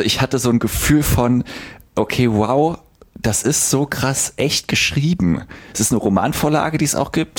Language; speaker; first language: German; native; German